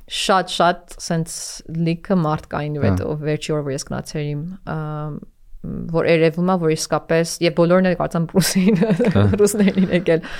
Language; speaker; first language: Armenian; early bilingual, heritage; Armenian